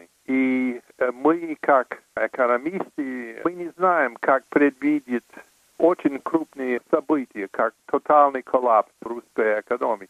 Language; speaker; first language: Russian; non-native, fluent; English